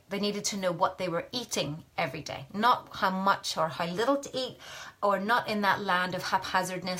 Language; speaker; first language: English; native; English